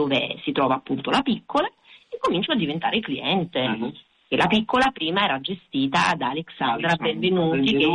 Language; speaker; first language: Italian; native; Italian